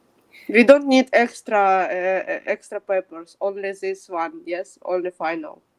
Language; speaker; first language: English; non-native, fluent; Ukrainian